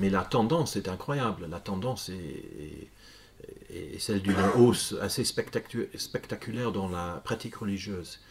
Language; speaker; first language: French; non-native, fluent; English